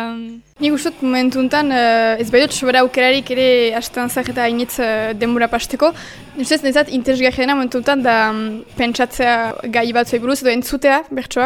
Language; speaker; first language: Basque; native; Basque